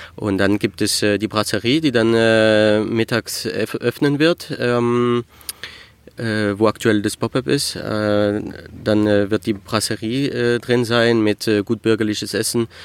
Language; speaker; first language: German; early bilingual, heritage; French